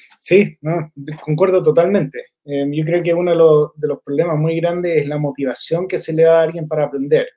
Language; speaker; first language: Spanish; non-native, fluent; English